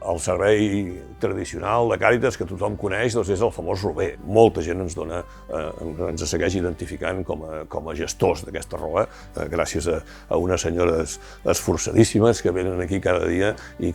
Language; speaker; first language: Catalan; native; Catalan